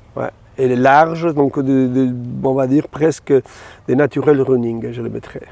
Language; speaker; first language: French; non-native, fluent; Spanish